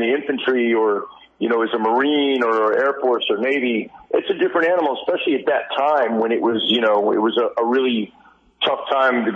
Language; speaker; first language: English; native; English